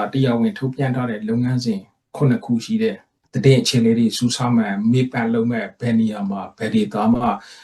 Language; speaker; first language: Burmese; native; Burmese